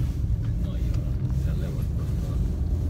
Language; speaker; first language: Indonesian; early bilingual, heritage; Indonesian